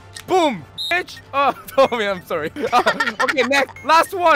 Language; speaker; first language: English; non-native, learner; Korean